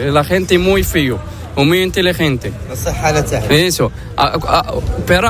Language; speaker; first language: Spanish; non-native, learner; Arabic